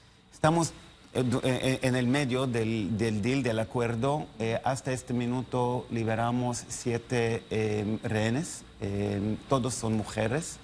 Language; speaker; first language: Spanish; non-native, learner; Hebrew